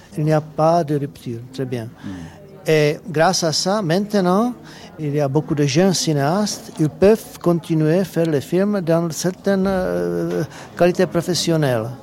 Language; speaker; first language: French; non-native, learner; Czech